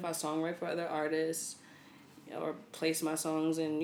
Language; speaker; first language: English; native; English